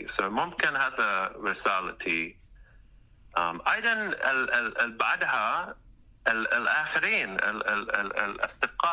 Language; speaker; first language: Arabic; non-native, learner; English